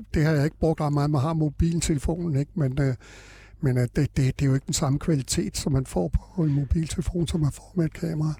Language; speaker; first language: Danish; native; Danish